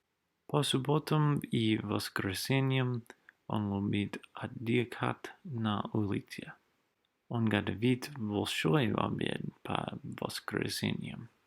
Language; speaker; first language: Russian; non-native, learner; English